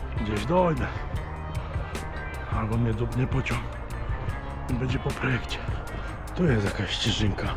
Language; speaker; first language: Polish; native; Polish